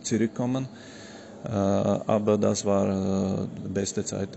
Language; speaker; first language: German; non-native, learner; Slovak